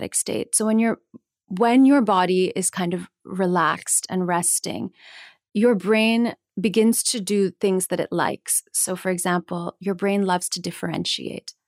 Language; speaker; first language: English; native; English